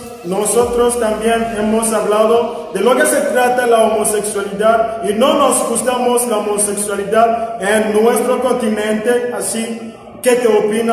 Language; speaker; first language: Spanish; non-native, learner; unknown